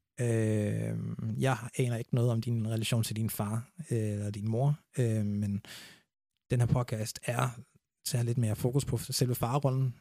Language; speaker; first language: Danish; early bilingual, other home language; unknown